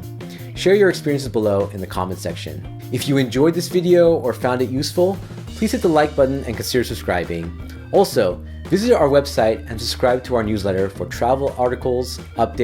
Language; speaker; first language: English; native; English